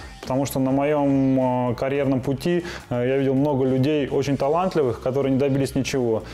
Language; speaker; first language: Russian; native; Russian